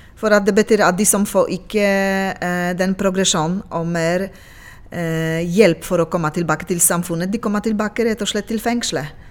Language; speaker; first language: Norwegian; non-native, fluent; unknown